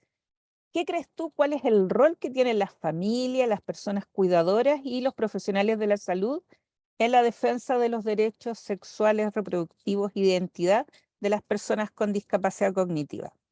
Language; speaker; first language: Spanish; native; Spanish